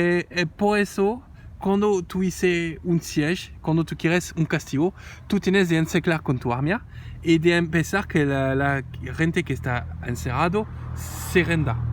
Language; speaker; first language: Spanish; non-native, learner; French